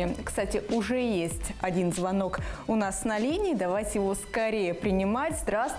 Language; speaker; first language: Russian; native; Russian